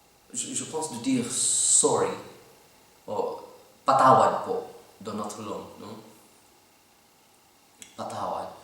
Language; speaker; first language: French; non-native, learner; Filipino